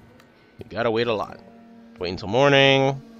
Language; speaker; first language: English; native; English